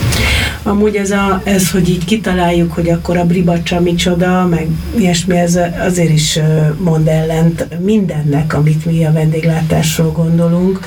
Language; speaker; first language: Hungarian; native; Hungarian